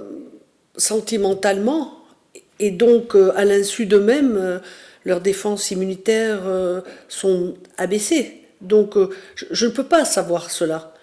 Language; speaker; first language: French; native; French